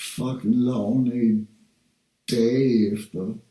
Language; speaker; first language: Danish; non-native, fluent; English